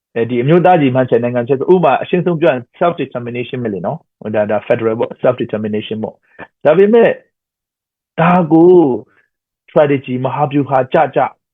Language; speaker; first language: Burmese; non-native, local second language; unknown